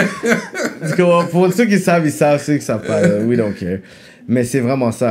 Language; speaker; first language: French; native; French